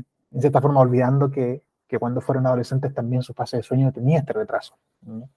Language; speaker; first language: Spanish; native; Spanish